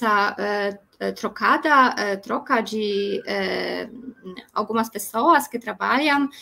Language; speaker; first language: Portuguese; non-native, learner; Polish